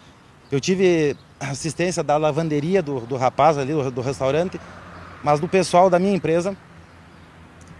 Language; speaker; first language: Portuguese; native; Portuguese